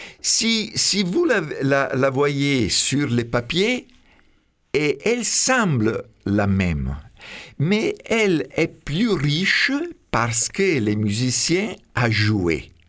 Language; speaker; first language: French; non-native, fluent; Italian